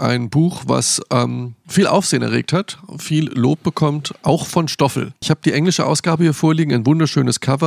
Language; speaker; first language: German; native; German